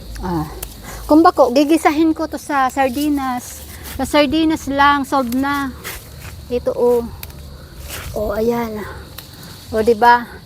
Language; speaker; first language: Filipino; non-native, local second language; Bikol